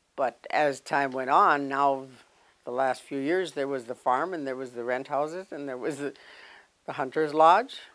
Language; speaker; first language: English; native; English